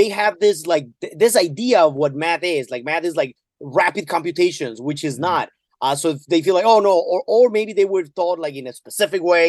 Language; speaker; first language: English; non-native, fluent; Spanish